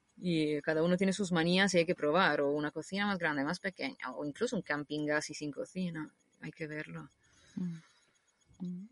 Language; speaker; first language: Spanish; non-native, fluent; Italian